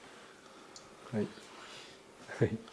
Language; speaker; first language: Japanese; native; Japanese